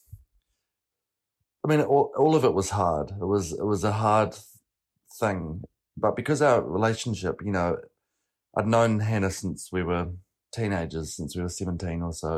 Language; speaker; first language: English; native; English